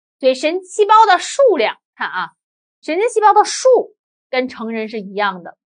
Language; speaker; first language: Chinese; native; Chinese